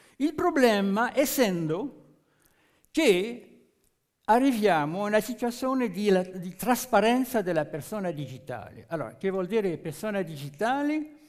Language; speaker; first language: Italian; non-native, fluent; French